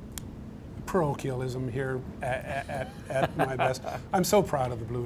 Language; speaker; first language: English; native; English